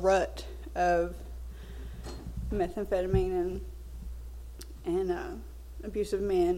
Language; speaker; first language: English; native; English